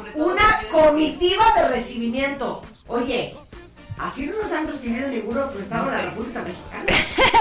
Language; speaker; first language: Spanish; native; Spanish